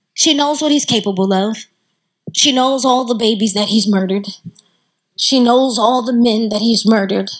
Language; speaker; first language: English; native; English